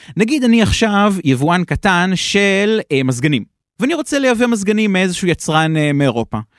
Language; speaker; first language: Hebrew; native; Hebrew